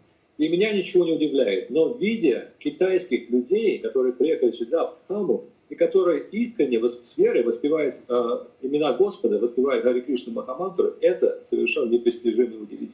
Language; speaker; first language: Russian; native; Russian